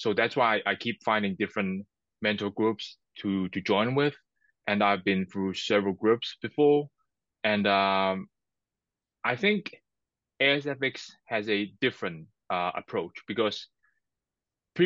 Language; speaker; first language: English; non-native, local second language; Cantonese